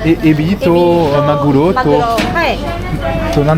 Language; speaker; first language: Japanese; non-native, learner; French